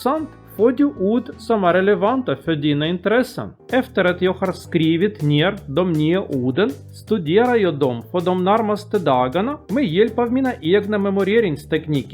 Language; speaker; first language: Swedish; non-native, learner; Russian